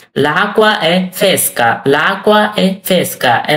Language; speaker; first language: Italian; non-native, learner; Bangla